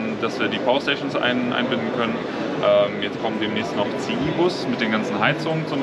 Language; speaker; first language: German; native; German